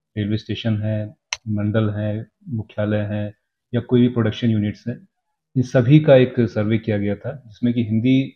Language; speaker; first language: Hindi; native; Hindi